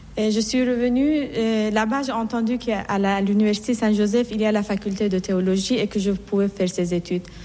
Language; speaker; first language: French; non-native, fluent; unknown